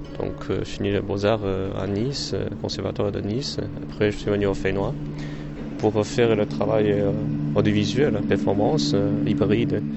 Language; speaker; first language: French; non-native, learner; Chinese